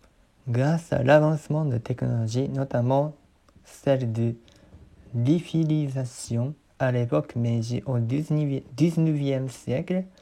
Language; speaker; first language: French; non-native, learner; Japanese